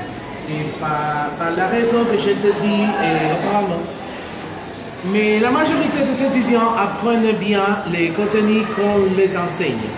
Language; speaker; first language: French; non-native, fluent; Spanish